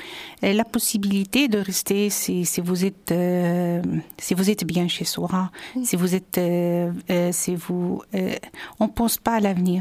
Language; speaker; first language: French; non-native, local second language; Arabic